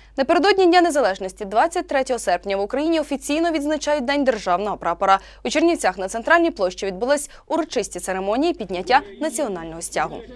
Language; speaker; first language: Ukrainian; native; Ukrainian